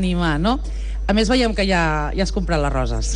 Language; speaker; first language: Catalan; native; Catalan